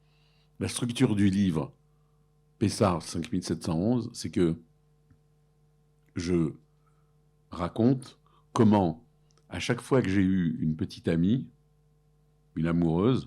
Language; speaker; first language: French; early bilingual, other home language; Arabic